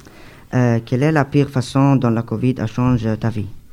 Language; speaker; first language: French; non-native, learner; Arabic